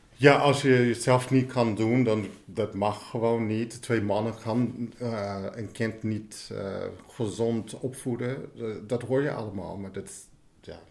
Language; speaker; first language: Dutch; non-native, fluent; English